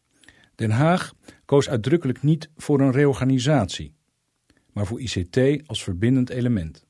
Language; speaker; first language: Dutch; native; Dutch